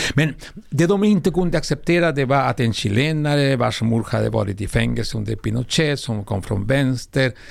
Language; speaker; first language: Swedish; non-native, fluent; Spanish